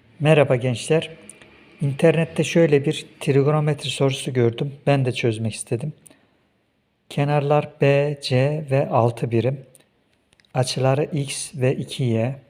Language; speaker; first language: Turkish; native; Turkish